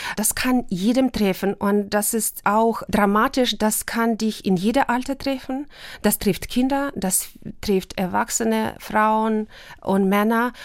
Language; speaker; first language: German; non-native, fluent; Russian